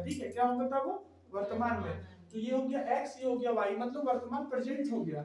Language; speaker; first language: Hindi; native; Hindi